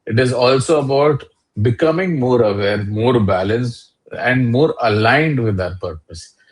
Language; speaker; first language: English; non-native, local second language; Hindi